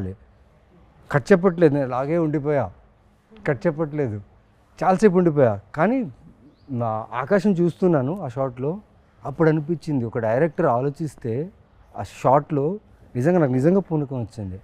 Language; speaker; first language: Telugu; native; Telugu